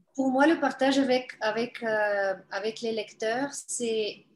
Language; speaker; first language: French; non-native, fluent; Bulgarian